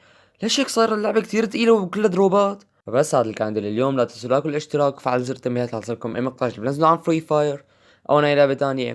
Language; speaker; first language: Arabic; native; Arabic